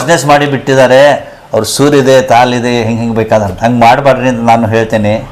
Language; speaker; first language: Kannada; non-native, local second language; Urdu